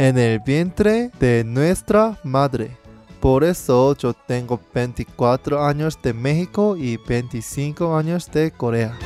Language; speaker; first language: Spanish; non-native, learner; Korean